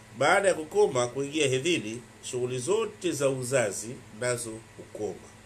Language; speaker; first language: Swahili; non-native, local second language; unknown